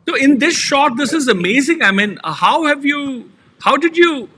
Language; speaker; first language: English; non-native, local second language; Punjabi